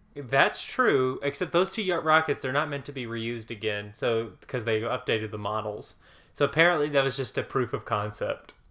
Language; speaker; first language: English; native; English